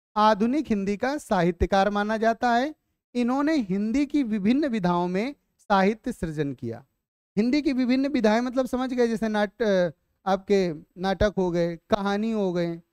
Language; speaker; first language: Hindi; native; Hindi